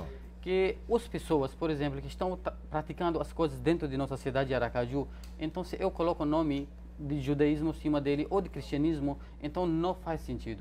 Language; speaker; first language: Portuguese; non-native, fluent; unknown